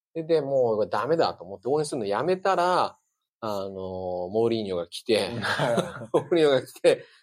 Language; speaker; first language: Japanese; native; Japanese